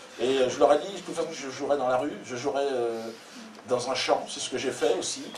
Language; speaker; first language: French; native; French